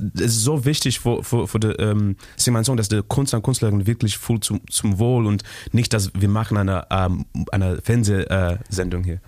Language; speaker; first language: German; non-native, learner; Shona